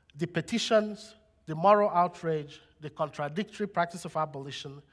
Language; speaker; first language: English; non-native, local second language; Igbo